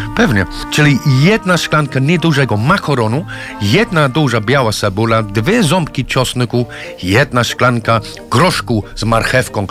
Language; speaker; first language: Polish; non-native, fluent; English